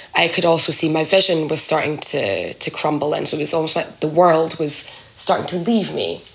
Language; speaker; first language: English; native; English